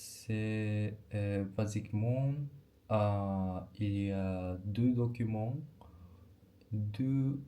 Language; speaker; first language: French; non-native, learner; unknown